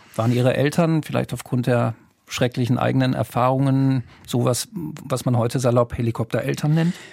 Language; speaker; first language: German; native; German